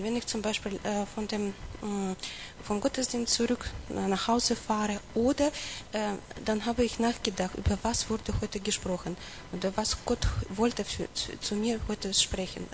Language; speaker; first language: German; non-native, learner; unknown